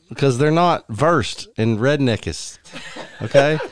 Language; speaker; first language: English; native; English